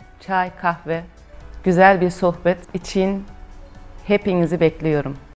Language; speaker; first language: Turkish; non-native, fluent; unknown